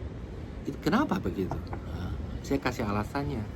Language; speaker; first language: Indonesian; non-native, fluent; Chinese